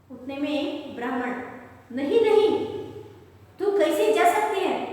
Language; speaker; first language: Hindi; non-native, local second language; Kannada